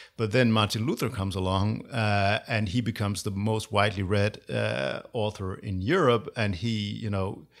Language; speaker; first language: English; non-native, fluent; Danish